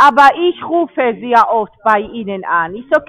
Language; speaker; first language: German; non-native, fluent; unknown